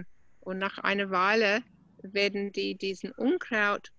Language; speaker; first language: German; non-native, fluent; English